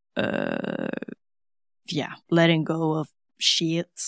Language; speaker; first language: English; non-native, fluent; Norwegian